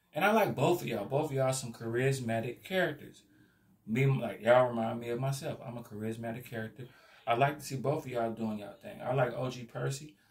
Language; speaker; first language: English; native; English